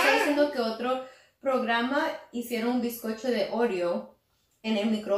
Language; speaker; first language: Spanish; early bilingual, heritage; English